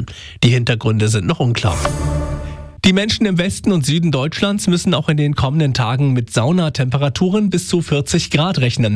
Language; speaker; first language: German; native; German